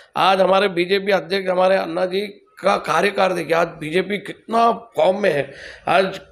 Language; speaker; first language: Hindi; non-native, local second language; Telugu